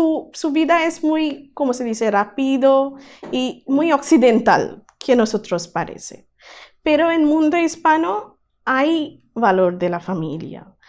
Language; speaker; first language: Spanish; non-native, learner; Bangla